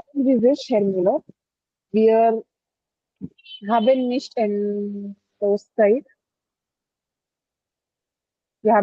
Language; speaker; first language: German; non-native, learner; Hindi